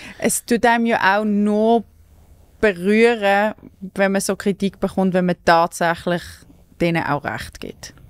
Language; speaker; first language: German; native; German